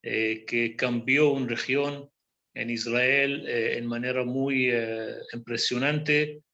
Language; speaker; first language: Spanish; non-native, fluent; Hebrew